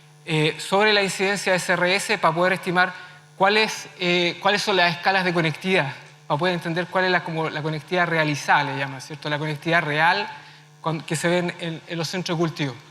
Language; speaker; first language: Spanish; native; Spanish